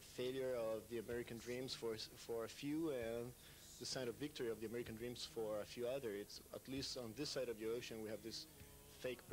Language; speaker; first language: English; non-native, fluent; Italian